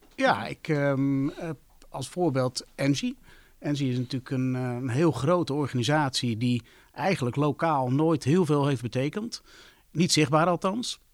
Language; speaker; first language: Dutch; native; Dutch